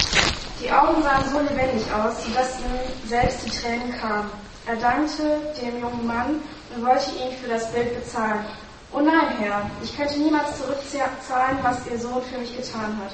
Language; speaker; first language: German; native; German